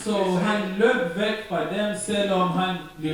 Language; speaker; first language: Danish; non-native, learner; French